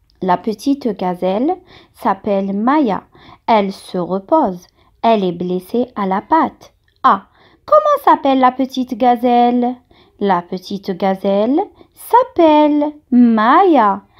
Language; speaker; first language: French; non-native, local second language; Arabic